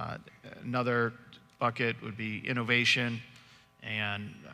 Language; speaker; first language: English; native; English